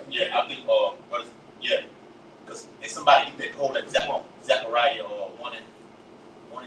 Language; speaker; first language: English; native; English